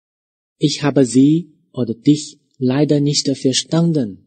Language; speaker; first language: German; non-native, fluent; Chinese